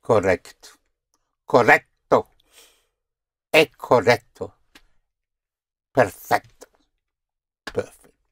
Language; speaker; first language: Italian; non-native, fluent; English